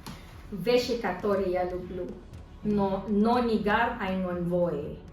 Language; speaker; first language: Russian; non-native, learner; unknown